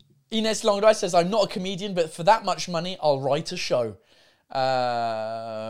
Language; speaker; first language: English; native; English